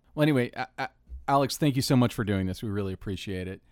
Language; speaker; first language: English; native; English